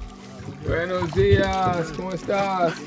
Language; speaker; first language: Spanish; non-native, learner; Italian